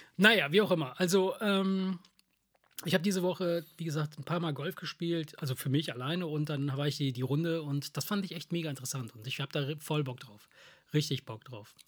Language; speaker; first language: German; early bilingual, other home language; Italian